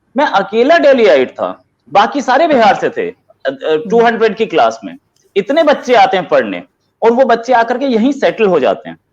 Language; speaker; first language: Hindi; native; Hindi